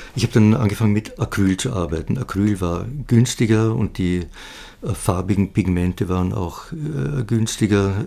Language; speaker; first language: German; native; German